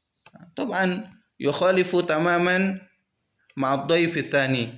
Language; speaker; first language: Arabic; non-native, fluent; Indonesian